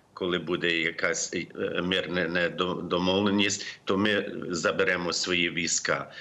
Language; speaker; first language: Ukrainian; early bilingual, heritage; Ukrainian